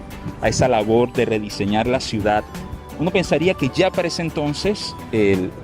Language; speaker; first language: Spanish; native; Spanish